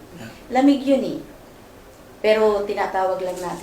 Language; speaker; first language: Filipino; native; Filipino